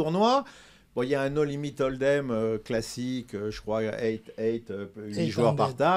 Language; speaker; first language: French; native; French